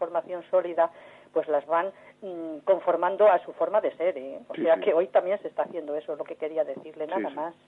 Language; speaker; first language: Spanish; native; Spanish